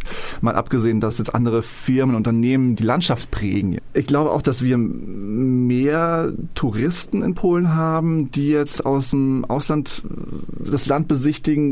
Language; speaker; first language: German; early bilingual, other home language; Polish